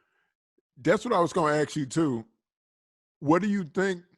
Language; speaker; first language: English; native; English